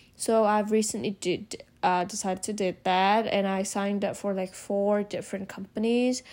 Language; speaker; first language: English; non-native, fluent; Vietnamese